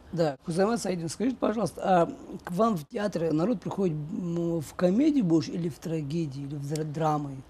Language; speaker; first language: Russian; non-native, local second language; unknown